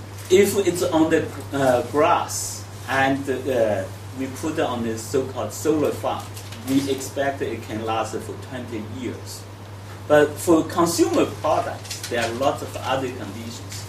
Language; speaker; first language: English; non-native, fluent; Chinese